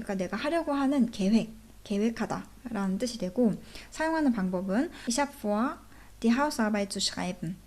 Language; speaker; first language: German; non-native, fluent; Korean